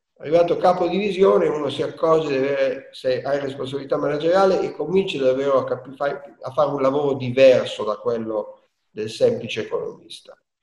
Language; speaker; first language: Italian; native; Italian